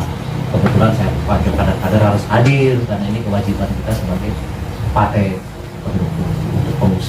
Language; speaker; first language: Indonesian; native; Indonesian